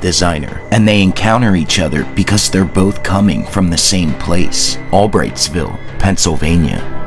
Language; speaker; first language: English; native; English